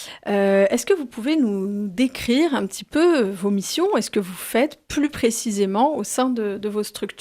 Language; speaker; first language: French; native; French